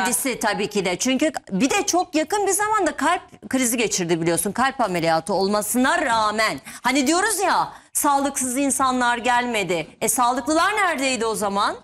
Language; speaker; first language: Turkish; native; Turkish